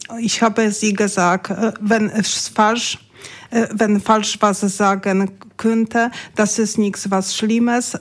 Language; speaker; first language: German; non-native, learner; Polish